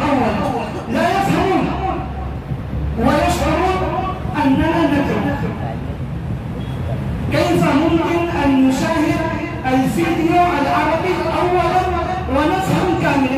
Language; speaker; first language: Arabic; non-native, fluent; Urdu